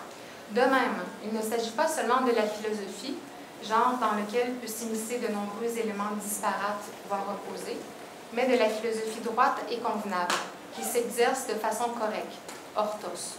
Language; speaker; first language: French; native; French